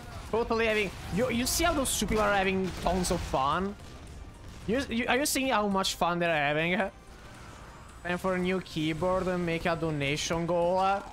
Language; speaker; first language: English; non-native, fluent; Italian